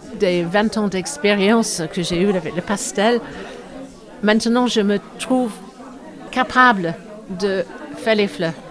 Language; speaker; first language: French; non-native, fluent; English